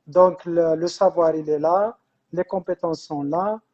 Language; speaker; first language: French; non-native, local second language; Arabic